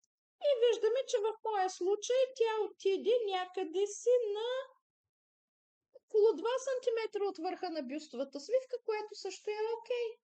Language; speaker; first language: Bulgarian; native; Bulgarian